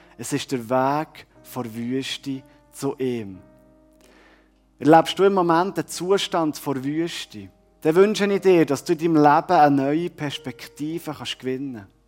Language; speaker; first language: German; native; German